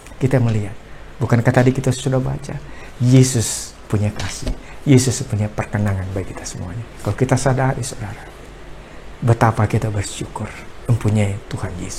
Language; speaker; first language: Indonesian; native; Indonesian